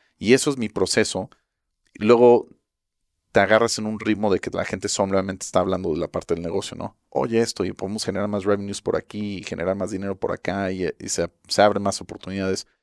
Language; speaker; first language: Spanish; early bilingual, heritage; Spanish